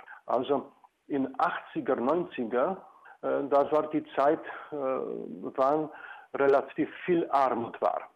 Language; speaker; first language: German; non-native, fluent; Polish